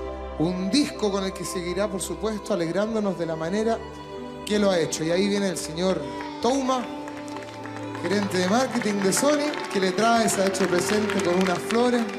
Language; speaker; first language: Spanish; native; Spanish